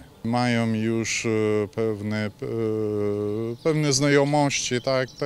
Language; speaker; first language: Polish; non-native, fluent; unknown